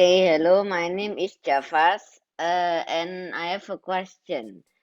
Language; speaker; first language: English; non-native, learner; Indonesian